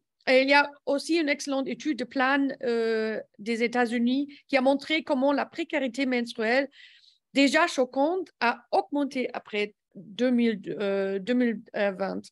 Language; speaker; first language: French; non-native, learner; English